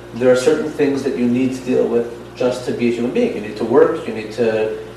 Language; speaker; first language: English; non-native, fluent; Yiddish